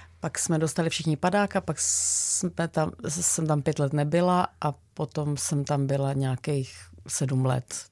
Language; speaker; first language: Czech; native; Czech